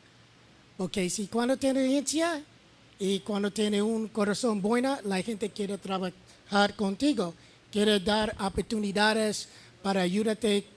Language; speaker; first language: Spanish; non-native, learner; English